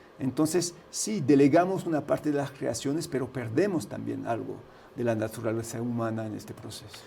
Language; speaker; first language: Spanish; early bilingual, heritage; French